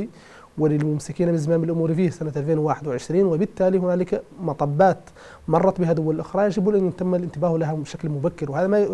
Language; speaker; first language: Arabic; native; Arabic